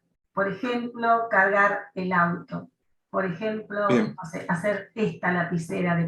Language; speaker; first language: Spanish; native; Spanish